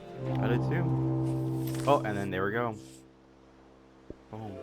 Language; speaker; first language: English; native; English